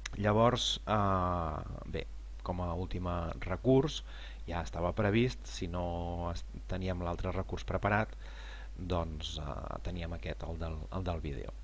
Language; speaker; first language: Catalan; native; Catalan